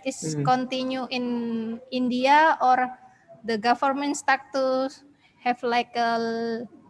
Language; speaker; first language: English; non-native, learner; Indonesian